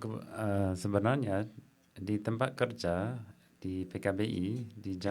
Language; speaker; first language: Indonesian; non-native, fluent; English